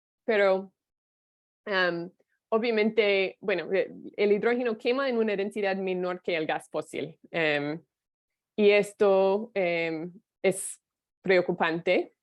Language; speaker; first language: Spanish; non-native, fluent; English